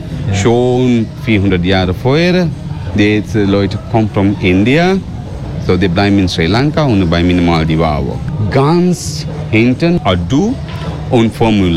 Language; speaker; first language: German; non-native, learner; Sinhala